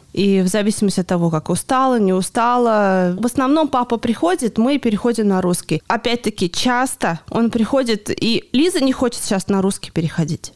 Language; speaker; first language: Russian; native; Russian